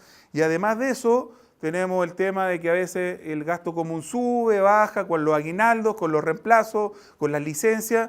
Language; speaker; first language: Spanish; native; Spanish